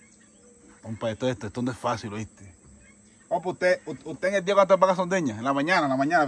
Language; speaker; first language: Spanish; native; Spanish